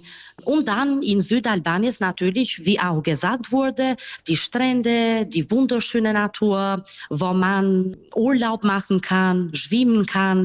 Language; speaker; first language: German; non-native, fluent; Albanian